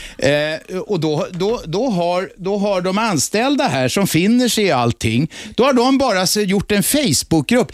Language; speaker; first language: Swedish; native; Swedish